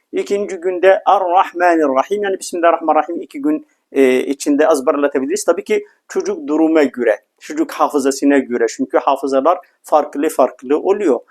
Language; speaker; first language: Turkish; non-native, fluent; Arabic